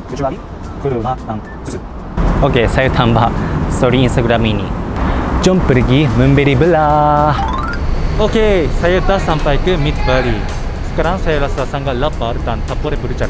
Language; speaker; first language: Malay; non-native, learner; Japanese